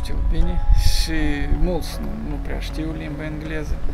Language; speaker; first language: Romanian; non-native, local second language; Russian